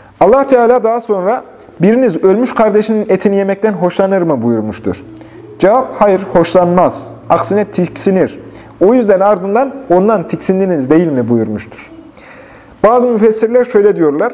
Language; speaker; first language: Turkish; native; Turkish